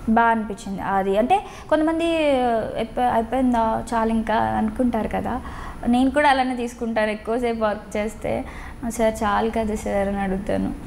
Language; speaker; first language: Telugu; native; Telugu